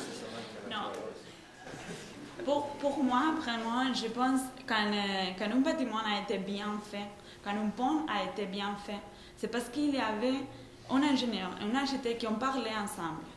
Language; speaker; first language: French; non-native, fluent; Spanish